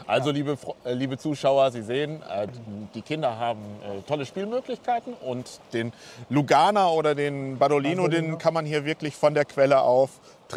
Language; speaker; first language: German; native; German